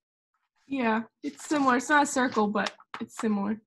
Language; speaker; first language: English; native; English